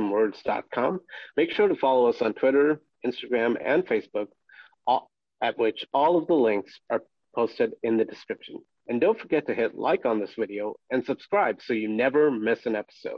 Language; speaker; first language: English; native; English